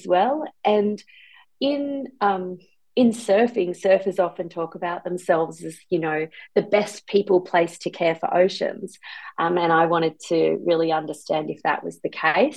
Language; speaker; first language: English; native; English